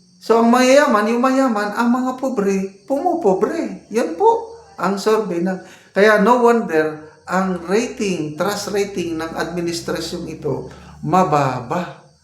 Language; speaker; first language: Filipino; non-native, local second language; Cebuano